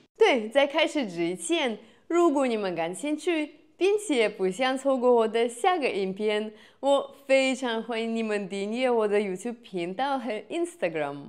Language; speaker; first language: Chinese; non-native, fluent; Russian